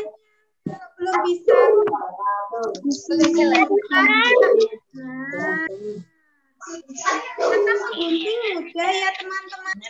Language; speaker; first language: Indonesian; native; Indonesian